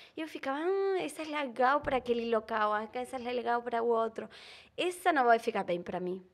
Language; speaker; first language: Portuguese; non-native, fluent; Spanish